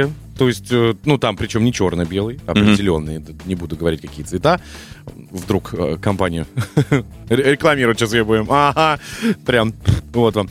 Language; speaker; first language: Russian; native; Russian